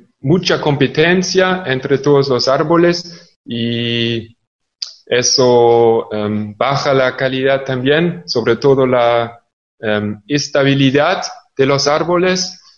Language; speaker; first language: Spanish; non-native, fluent; German